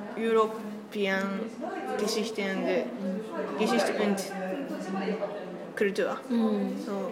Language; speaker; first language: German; non-native, learner; Japanese